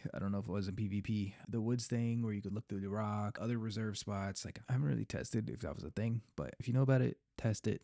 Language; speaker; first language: English; native; English